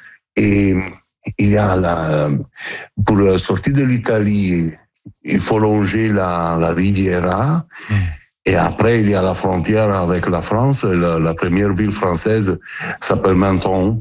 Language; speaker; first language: French; non-native, learner; Italian